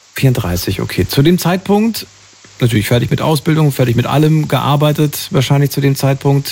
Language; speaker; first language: German; native; German